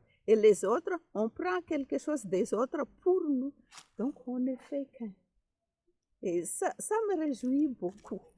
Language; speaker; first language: French; non-native, fluent; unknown